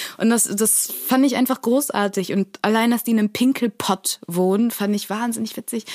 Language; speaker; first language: German; early bilingual, other home language; Portuguese